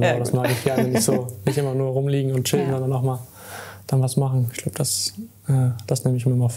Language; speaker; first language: German; native; German